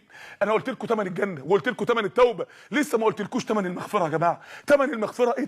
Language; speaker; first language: Arabic; native; Arabic